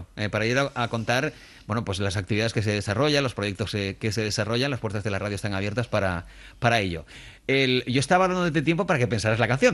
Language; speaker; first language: Spanish; native; Spanish